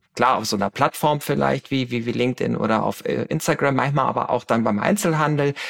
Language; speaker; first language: German; native; German